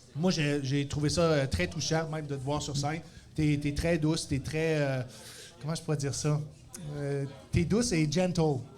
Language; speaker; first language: French; native; French